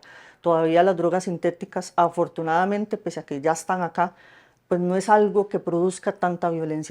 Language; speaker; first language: Spanish; native; Spanish